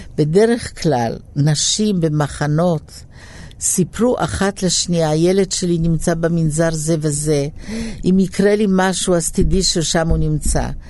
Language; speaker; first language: Hebrew; early bilingual, other home language; Polish